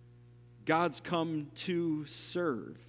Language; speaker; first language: English; native; English